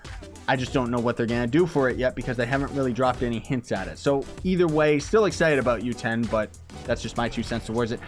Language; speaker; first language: English; native; English